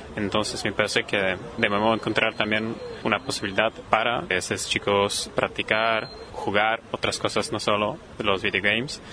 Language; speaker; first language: Spanish; non-native, fluent; Polish